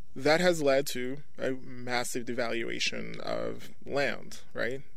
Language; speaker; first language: English; early bilingual, other home language; French